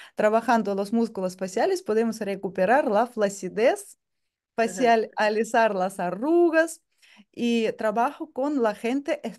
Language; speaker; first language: Spanish; non-native, fluent; Russian